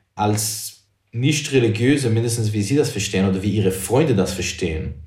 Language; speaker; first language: German; non-native, fluent; English